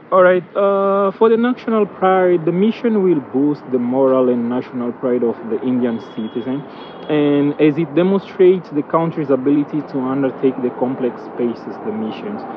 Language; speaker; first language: English; non-native, learner; Portuguese